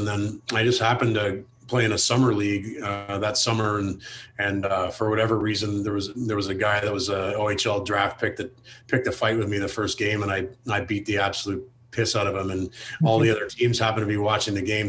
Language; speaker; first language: English; native; English